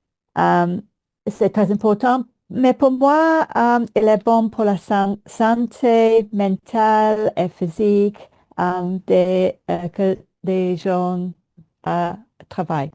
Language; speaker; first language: French; non-native, learner; English